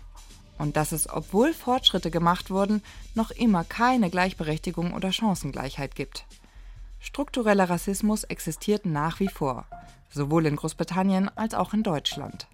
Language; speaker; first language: German; native; German